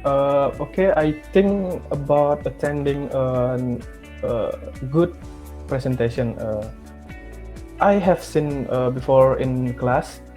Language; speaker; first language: English; non-native, learner; Indonesian